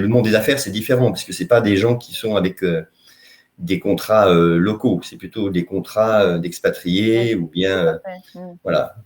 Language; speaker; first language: French; native; French